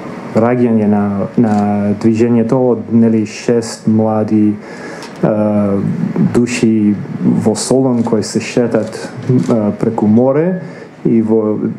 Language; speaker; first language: Macedonian; non-native, fluent; English